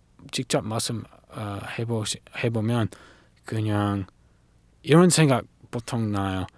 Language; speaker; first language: Korean; non-native, learner; English